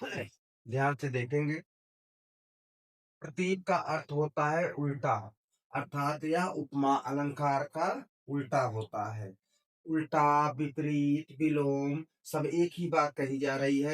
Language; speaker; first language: Hindi; native; Hindi